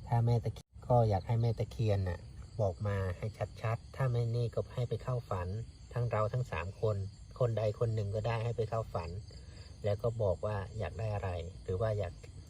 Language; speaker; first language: Thai; non-native, local second language; Northern Khmer